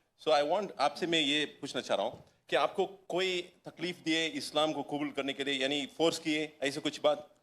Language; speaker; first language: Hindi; non-native, local second language; Tamil